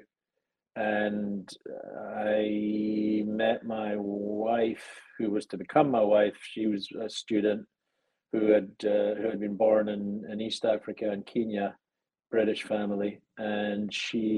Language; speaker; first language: English; native; English